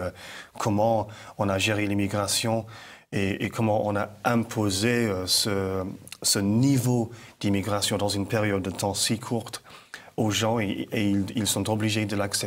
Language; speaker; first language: French; non-native, fluent; English